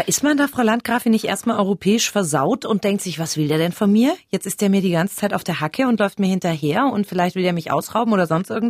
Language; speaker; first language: German; native; German